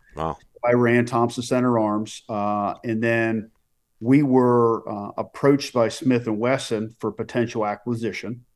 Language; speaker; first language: English; native; English